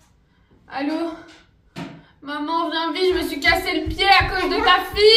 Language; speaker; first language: French; native; French